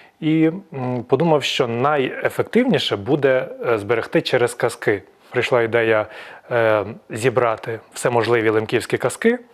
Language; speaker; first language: Ukrainian; native; Ukrainian